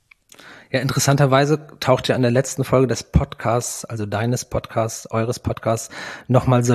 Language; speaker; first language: German; native; German